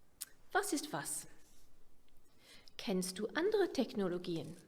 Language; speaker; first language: German; non-native, fluent; English